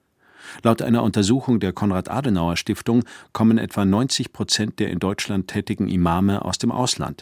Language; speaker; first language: German; native; German